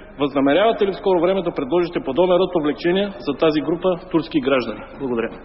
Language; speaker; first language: Bulgarian; non-native, local second language; Turkish